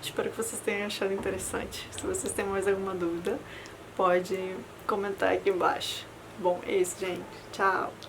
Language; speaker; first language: Portuguese; early bilingual, other home language; Spanish